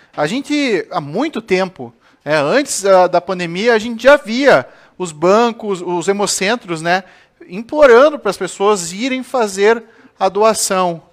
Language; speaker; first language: Portuguese; native; Portuguese